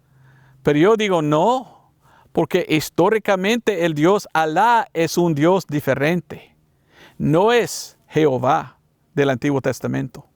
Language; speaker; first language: Spanish; non-native, learner; English